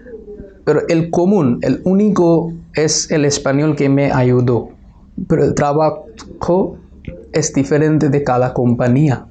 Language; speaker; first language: Spanish; non-native, fluent; Bangla